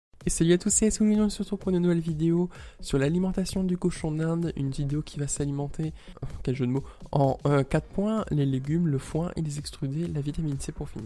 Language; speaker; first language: French; native; French